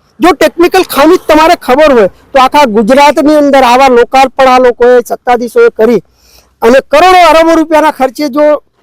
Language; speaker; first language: Gujarati; native; Gujarati